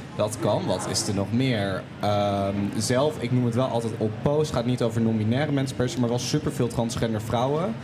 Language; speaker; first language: Dutch; native; Dutch